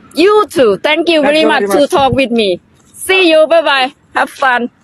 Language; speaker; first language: English; non-native, learner; Thai